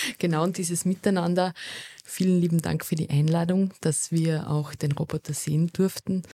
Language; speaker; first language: German; native; German